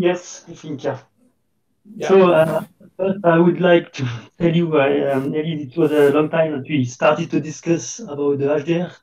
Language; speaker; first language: English; non-native, fluent; French